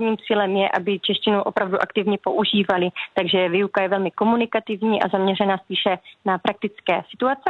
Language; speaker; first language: Czech; native; Czech